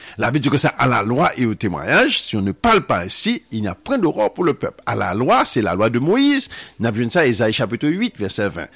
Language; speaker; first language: French; non-native, local second language; Haitian Creole